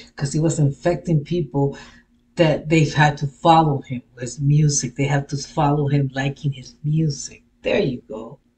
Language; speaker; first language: English; early bilingual, other home language; Spanish